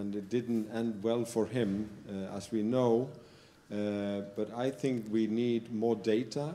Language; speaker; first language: English; non-native, fluent; Icelandic